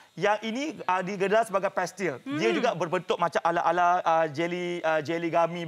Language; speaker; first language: Malay; native; Malay